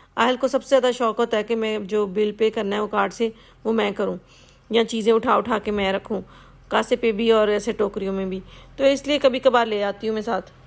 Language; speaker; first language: Urdu; non-native, local second language; Punjabi